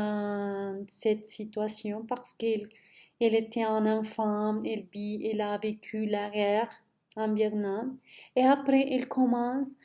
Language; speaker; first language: French; non-native, learner; Spanish